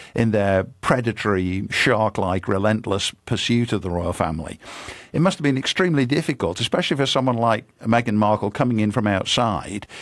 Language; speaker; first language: English; native; English